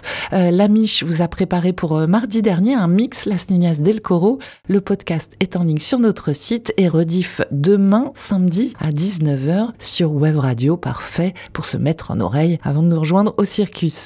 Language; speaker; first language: French; native; French